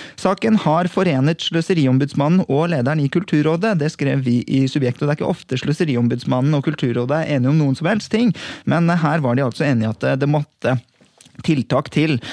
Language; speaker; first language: Norwegian; native; Norwegian